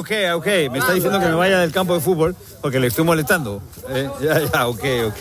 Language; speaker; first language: Spanish; native; Spanish